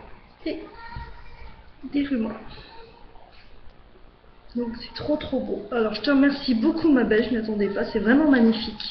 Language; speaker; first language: French; native; French